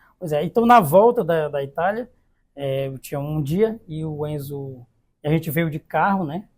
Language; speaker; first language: Portuguese; native; Portuguese